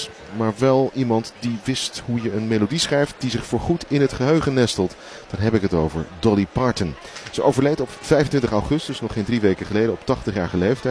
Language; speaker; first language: Dutch; native; Dutch